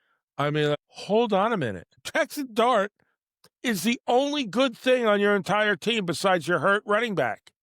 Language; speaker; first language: English; native; English